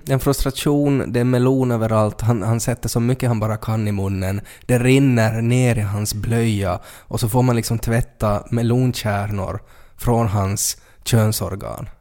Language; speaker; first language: Swedish; native; Swedish